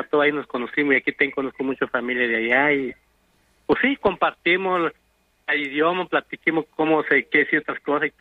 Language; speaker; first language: Spanish; non-native, local second language; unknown